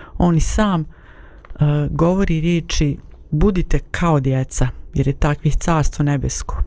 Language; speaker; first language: Bosnian; native; Bosnian